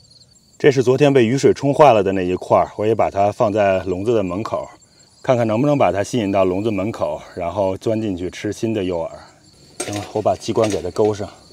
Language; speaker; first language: Chinese; native; Chinese